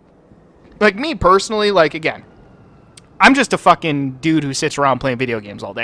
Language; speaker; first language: English; native; English